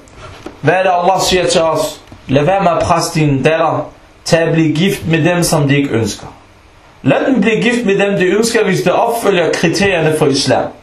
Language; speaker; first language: Danish; non-native, local second language; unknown